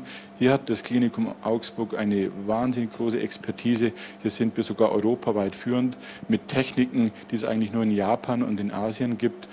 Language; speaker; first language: German; native; German